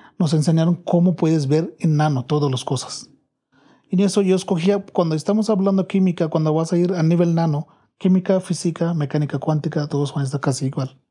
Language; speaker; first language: Spanish; non-native, learner; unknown